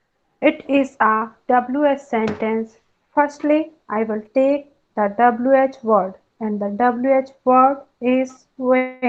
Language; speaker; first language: English; non-native, learner; Hindi